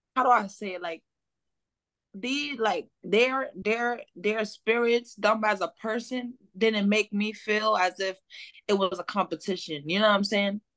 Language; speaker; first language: English; native; English